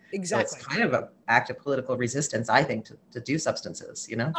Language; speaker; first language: English; native; English